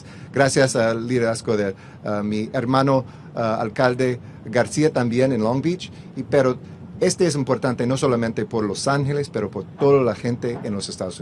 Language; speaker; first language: Spanish; early bilingual, heritage; English